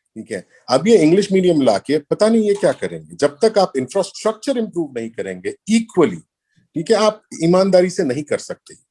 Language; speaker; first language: Hindi; non-native, local second language; Urdu